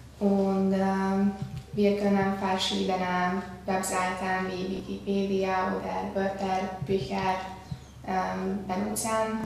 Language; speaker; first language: German; non-native, learner; Hungarian